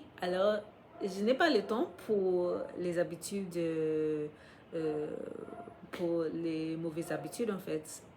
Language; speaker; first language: French; non-native, fluent; English